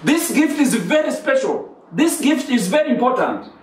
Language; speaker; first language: English; non-native, local second language; Swahili